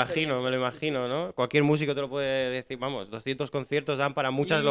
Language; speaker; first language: Spanish; native; Spanish